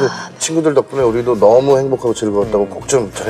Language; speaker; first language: Korean; native; Korean